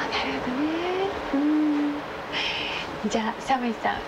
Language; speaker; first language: Japanese; native; Japanese